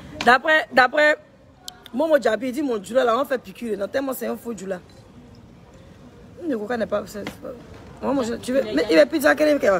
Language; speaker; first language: French; native; French